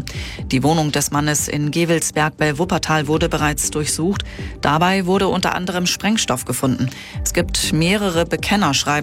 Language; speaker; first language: German; native; German